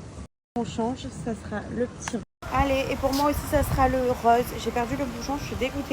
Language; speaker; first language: French; native; French